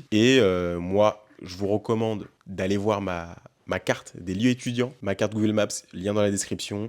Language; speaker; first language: French; native; French